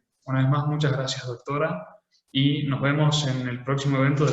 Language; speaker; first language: Spanish; native; Spanish